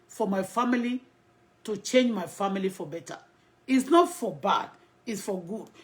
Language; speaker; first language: English; non-native, local second language; Yoruba